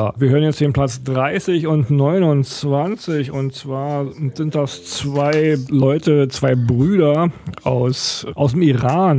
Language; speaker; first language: German; native; German